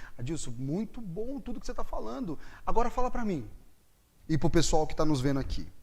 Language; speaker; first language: Portuguese; native; Portuguese